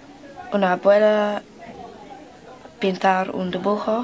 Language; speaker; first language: Spanish; non-native, learner; English